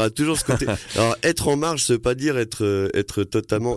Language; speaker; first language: French; native; French